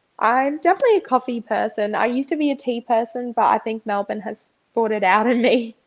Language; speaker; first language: English; early bilingual, other home language; Russian